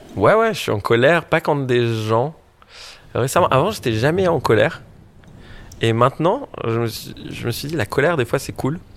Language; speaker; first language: French; native; French